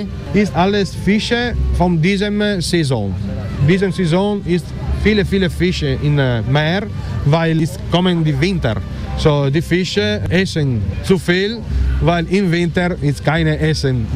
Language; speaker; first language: German; non-native, learner; Italian